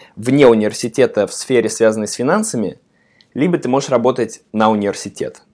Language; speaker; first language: Russian; native; Russian